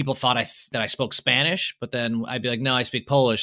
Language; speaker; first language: English; early bilingual, other home language; Polish